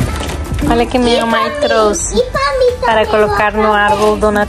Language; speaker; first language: Portuguese; non-native, fluent; Spanish